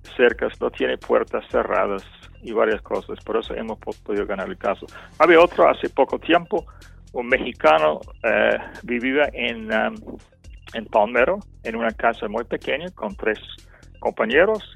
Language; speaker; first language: Spanish; non-native, fluent; English